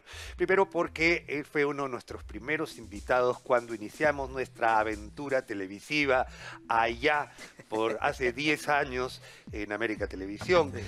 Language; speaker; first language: Spanish; native; Spanish